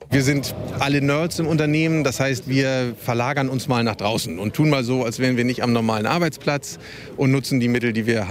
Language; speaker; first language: German; native; German